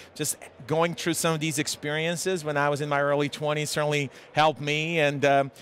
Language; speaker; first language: English; non-native, fluent; Serbian